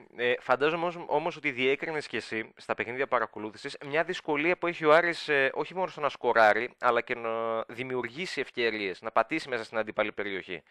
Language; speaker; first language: Greek; native; Greek